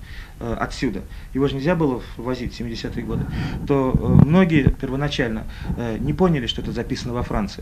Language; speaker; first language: Russian; native; Russian